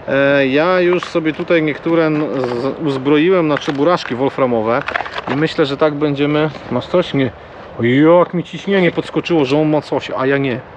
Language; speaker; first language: Polish; native; Polish